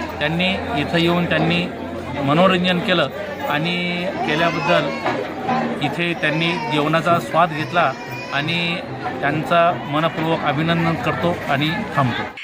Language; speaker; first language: Marathi; non-native, local second language; Lambadi